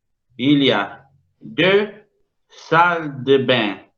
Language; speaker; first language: French; non-native, fluent; Spanish